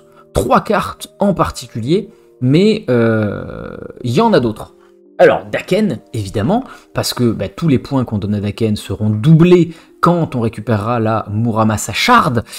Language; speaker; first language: French; native; French